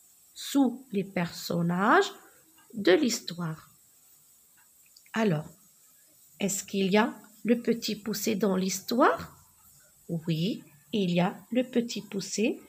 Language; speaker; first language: French; non-native, local second language; Arabic